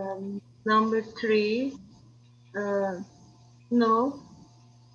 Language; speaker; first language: English; non-native, learner; Turkish